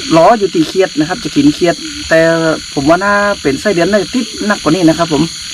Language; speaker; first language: Thai; native; Thai